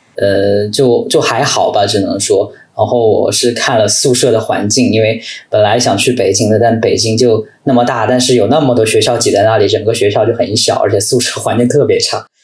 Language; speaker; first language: Chinese; native; Chinese